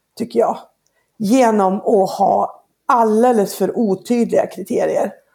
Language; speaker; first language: Swedish; native; Swedish